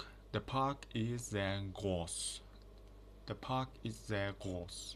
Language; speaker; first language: German; non-native, fluent; Uzbek